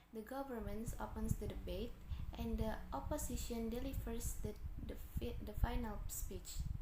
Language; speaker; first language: English; non-native, learner; Indonesian